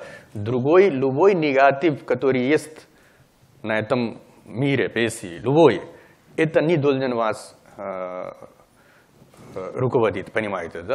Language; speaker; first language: Russian; non-native, learner; Hindi